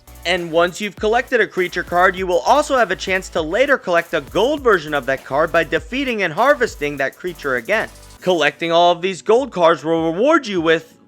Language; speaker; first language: English; native; English